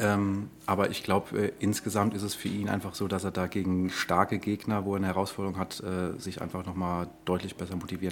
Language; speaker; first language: German; native; German